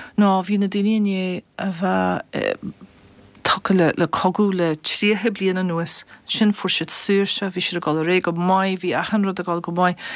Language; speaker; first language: Irish; non-native, fluent; English